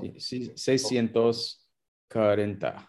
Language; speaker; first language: Spanish; non-native, learner; English